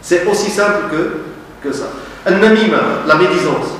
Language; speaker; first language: French; non-native, local second language; Arabic